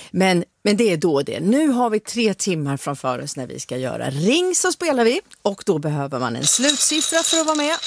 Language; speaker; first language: Swedish; native; Swedish